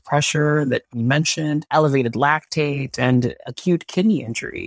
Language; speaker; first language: English; non-native, local second language; Filipino